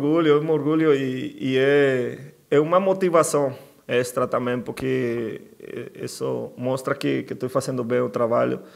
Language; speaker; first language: Portuguese; non-native, fluent; Spanish